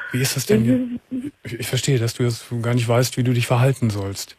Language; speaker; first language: German; native; German